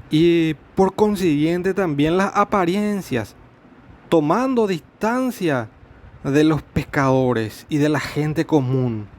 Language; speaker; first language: Spanish; native; Spanish